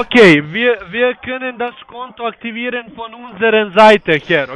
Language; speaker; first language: German; non-native, learner; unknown